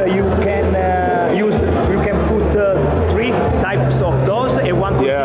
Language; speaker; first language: English; non-native, learner; Italian